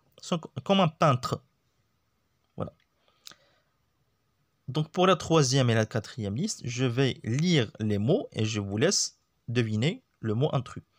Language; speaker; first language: French; non-native, local second language; Arabic